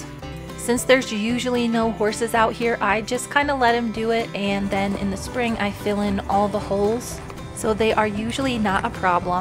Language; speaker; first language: English; native; English